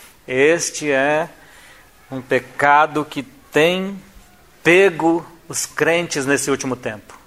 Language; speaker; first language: Portuguese; native; Portuguese